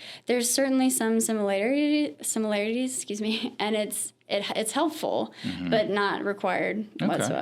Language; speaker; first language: English; native; English